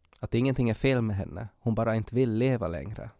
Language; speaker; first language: Swedish; native; Swedish